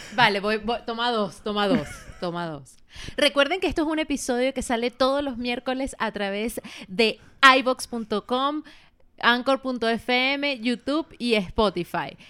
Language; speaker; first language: Spanish; native; Spanish